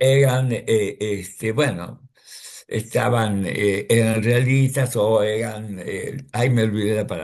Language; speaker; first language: Spanish; early bilingual, other home language; Russian